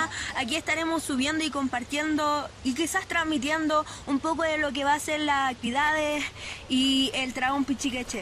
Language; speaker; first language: Spanish; native; Spanish